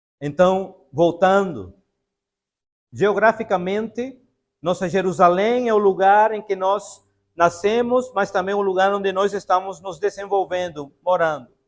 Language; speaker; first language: Portuguese; non-native, fluent; Spanish